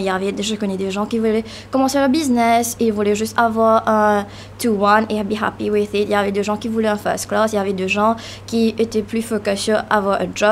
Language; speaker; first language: French; non-native, local second language; Morisyen